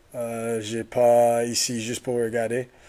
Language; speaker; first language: French; non-native, learner; English